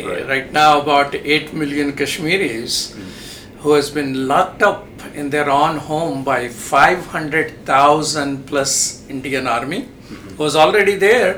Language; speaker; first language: English; non-native, local second language; Urdu